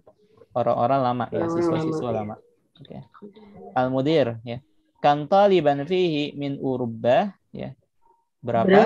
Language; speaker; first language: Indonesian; native; Indonesian